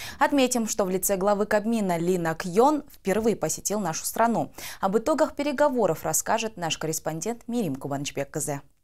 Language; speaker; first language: Russian; non-native, local second language; Kyrgyz